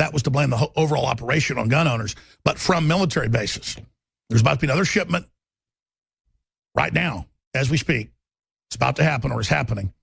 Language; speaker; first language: English; native; English